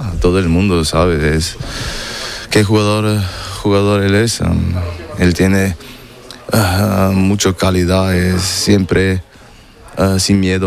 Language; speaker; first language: Spanish; non-native, learner; German